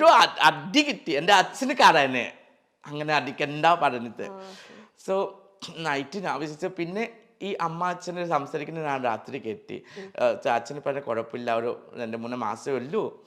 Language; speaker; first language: Malayalam; non-native, local second language; Assamese